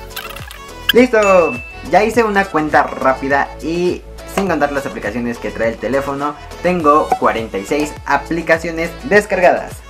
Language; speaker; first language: Spanish; native; Spanish